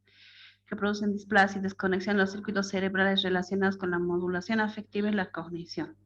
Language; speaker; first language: Spanish; native; Spanish